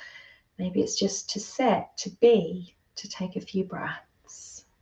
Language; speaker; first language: English; native; English